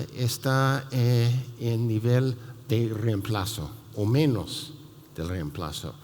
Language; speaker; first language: Spanish; non-native, fluent; English